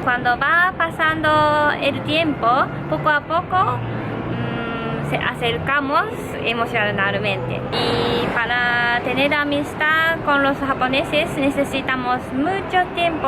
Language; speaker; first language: Spanish; non-native, learner; Japanese